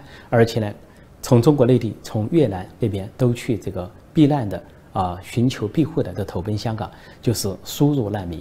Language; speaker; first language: Chinese; native; Chinese